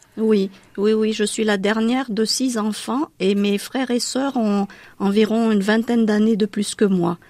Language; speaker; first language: French; non-native, local second language; Malagasy